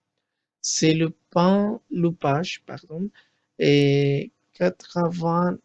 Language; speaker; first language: French; non-native, learner; Spanish